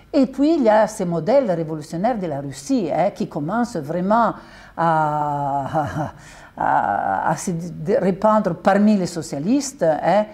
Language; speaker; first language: French; non-native, fluent; Italian